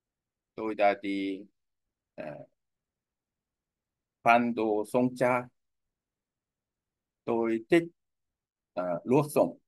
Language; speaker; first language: Vietnamese; non-native, learner; Korean